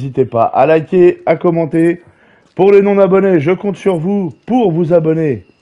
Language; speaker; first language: French; native; French